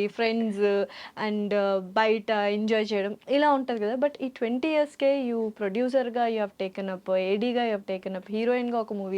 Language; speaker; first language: Telugu; native; Telugu